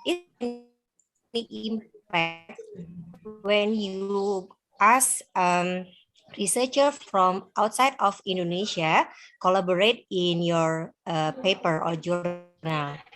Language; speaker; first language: English; non-native, fluent; Indonesian